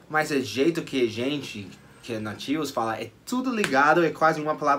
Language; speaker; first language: Portuguese; non-native, fluent; English